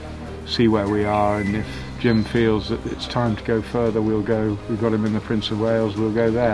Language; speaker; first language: English; native; English